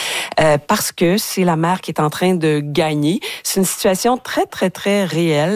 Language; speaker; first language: French; native; French